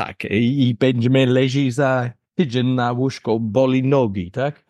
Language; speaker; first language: Polish; non-native, learner; English